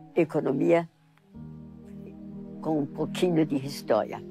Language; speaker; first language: Portuguese; non-native, fluent; German